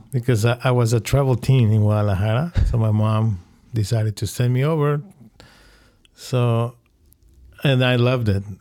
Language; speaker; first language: English; non-native, fluent; Spanish